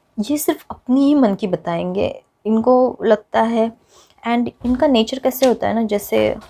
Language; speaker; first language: Hindi; non-native, local second language; Marathi